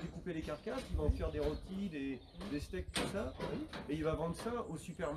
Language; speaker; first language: French; native; French